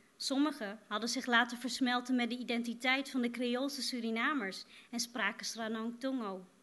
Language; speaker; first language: Dutch; native; Dutch